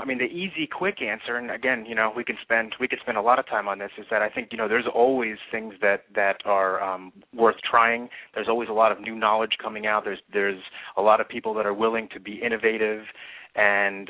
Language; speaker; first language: English; native; English